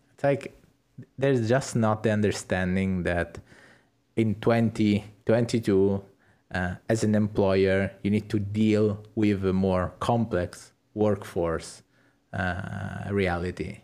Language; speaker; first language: English; non-native, fluent; Italian